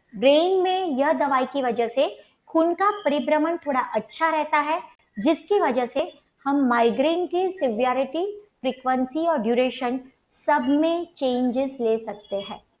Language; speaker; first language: Hindi; non-native, local second language; Gujarati